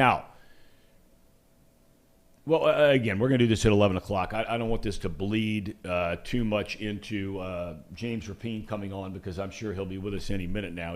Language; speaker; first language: English; native; English